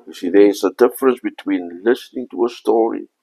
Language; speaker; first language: English; non-native, local second language; Afrikaans